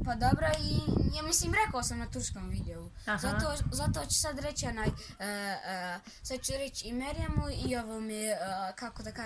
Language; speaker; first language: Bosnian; early bilingual, heritage; Bosnian